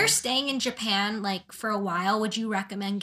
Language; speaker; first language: English; native; English